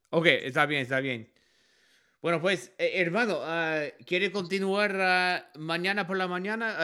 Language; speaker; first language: Spanish; non-native, learner; English